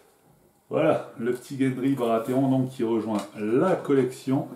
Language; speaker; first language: French; native; French